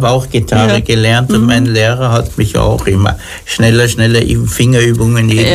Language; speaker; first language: German; native; German